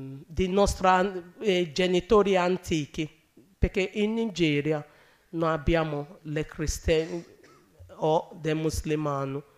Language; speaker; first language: Italian; non-native, learner; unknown